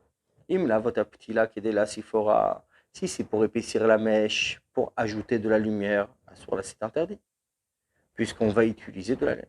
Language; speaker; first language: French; native; French